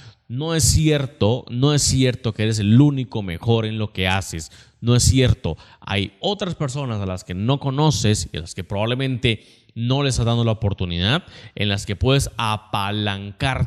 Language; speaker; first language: Spanish; native; Spanish